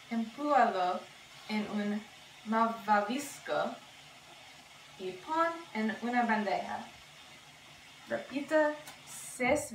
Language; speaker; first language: Spanish; non-native, learner; English